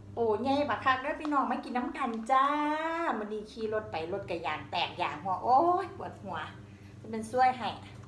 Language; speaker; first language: Thai; native; Thai